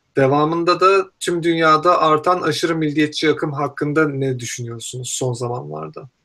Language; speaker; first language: Turkish; native; Turkish